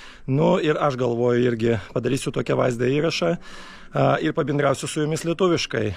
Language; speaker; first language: Lithuanian; non-native, fluent; Russian